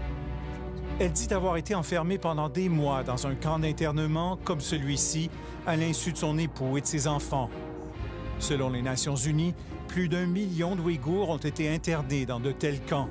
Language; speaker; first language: French; native; French